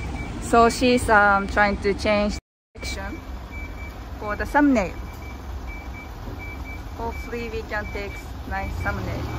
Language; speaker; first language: English; non-native, fluent; Japanese